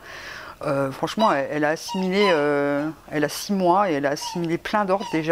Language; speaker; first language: French; native; French